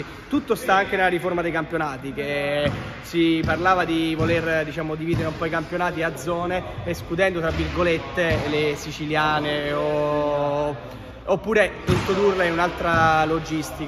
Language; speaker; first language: Italian; native; Italian